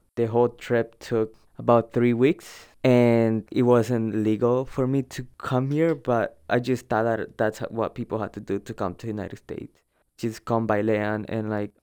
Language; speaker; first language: English; early bilingual, other home language; Spanish